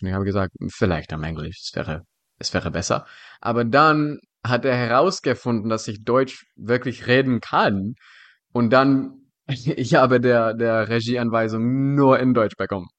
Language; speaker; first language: German; non-native, fluent; Czech